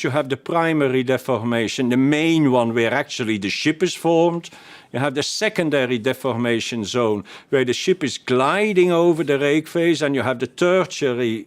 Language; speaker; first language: English; non-native, fluent; Dutch